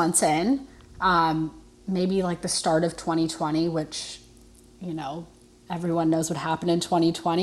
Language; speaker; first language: English; native; English